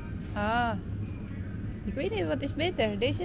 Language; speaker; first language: Dutch; non-native, learner; Filipino